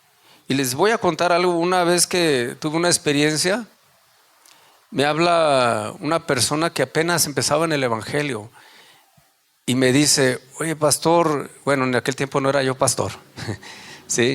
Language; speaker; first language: Spanish; native; Spanish